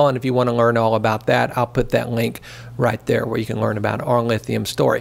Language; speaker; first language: English; native; English